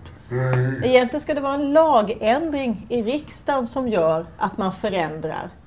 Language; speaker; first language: Swedish; native; Swedish